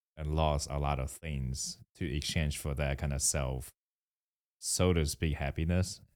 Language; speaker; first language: English; non-native, fluent; Chinese